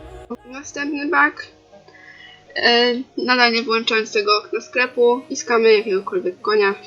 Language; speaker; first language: Polish; native; Polish